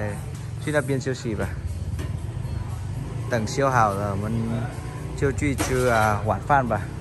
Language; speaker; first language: Chinese; non-native, fluent; Vietnamese